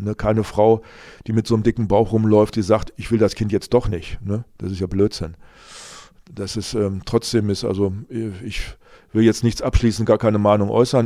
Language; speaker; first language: German; native; German